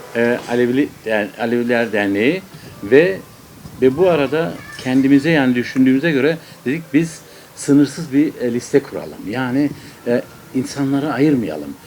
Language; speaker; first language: Turkish; native; Turkish